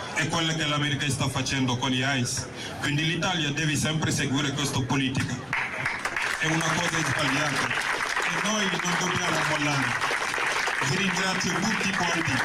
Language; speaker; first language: Italian; non-native, fluent; Wolof